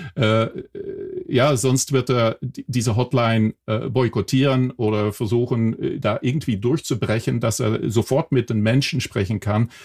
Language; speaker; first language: German; non-native, fluent; Dutch